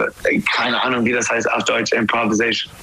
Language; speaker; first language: German; non-native, learner; English